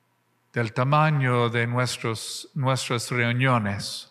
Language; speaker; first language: Spanish; non-native, fluent; English